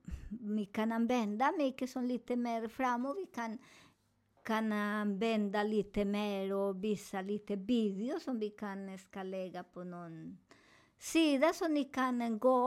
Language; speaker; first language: Swedish; non-native, learner; Spanish